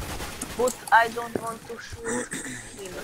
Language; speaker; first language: English; non-native, learner; Hungarian